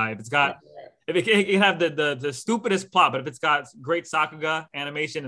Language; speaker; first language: English; native; English